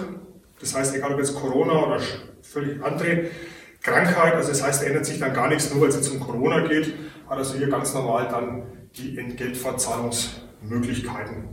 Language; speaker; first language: German; native; German